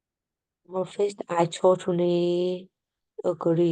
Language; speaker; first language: English; non-native, learner; Vietnamese